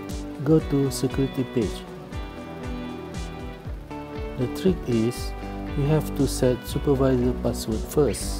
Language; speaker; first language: English; non-native, local second language; Malay